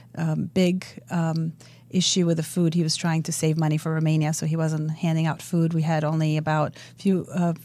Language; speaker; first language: English; early bilingual, other home language; Romanian